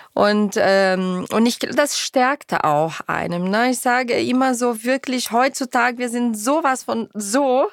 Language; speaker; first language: German; non-native, fluent; Portuguese